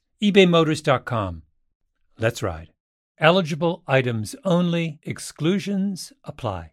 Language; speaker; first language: English; native; English